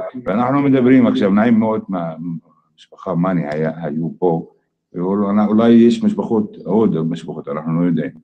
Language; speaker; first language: Hebrew; non-native, local second language; Arabic